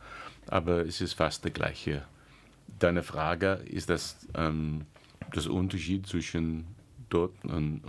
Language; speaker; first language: German; non-native, learner; English